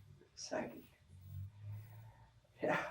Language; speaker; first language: German; non-native, fluent; Czech